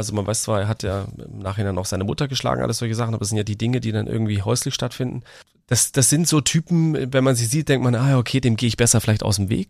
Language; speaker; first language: German; native; German